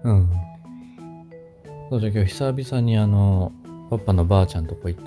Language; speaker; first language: Japanese; native; Japanese